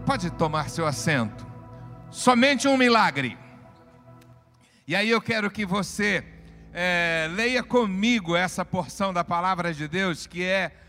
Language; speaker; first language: Portuguese; native; Portuguese